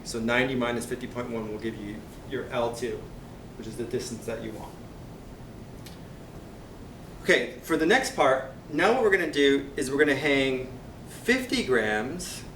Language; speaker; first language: English; native; English